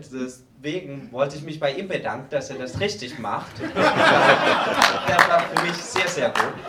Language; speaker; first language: German; non-native, fluent; Spanish